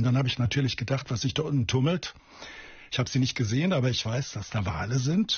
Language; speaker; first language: German; native; German